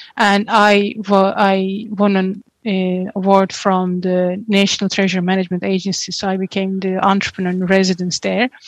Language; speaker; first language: English; non-native, fluent; Turkish